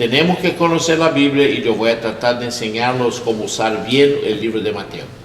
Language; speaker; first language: Spanish; non-native, learner; English